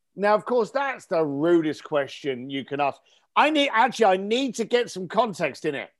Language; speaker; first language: English; native; English